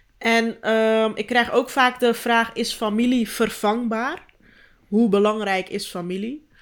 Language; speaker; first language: Dutch; early bilingual, other home language; Turkish